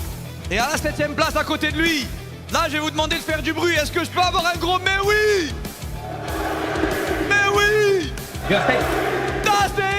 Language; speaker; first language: French; native; French